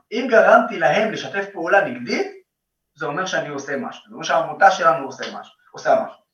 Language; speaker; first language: Hebrew; non-native, local second language; Arabic